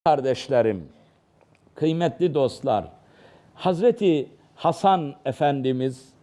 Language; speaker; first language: Turkish; native; Turkish